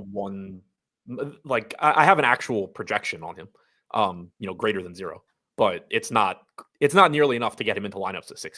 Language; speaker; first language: English; native; English